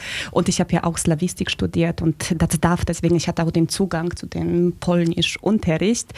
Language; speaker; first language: German; non-native, fluent; Polish